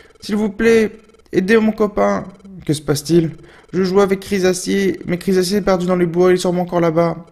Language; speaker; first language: French; native; French